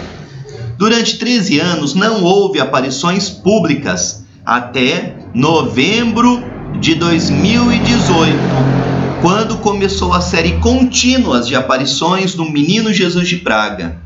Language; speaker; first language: Portuguese; native; Portuguese